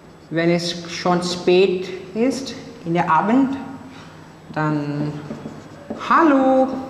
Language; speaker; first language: German; non-native, fluent; Marathi